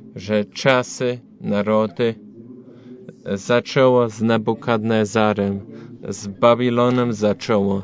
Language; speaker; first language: Polish; non-native, learner; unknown